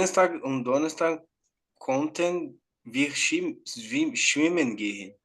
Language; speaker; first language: German; non-native, learner; Portuguese